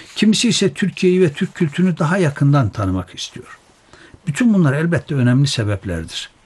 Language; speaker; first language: Turkish; native; Turkish